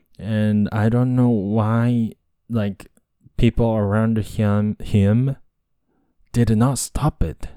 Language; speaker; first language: English; non-native, fluent; Japanese